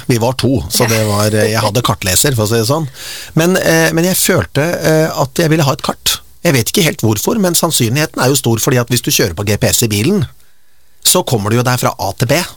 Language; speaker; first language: Norwegian; native; Norwegian